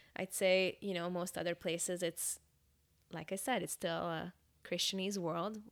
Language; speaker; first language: English; early bilingual, other home language; Hungarian